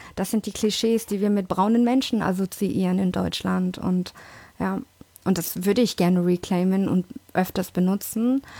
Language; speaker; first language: German; early bilingual, other home language; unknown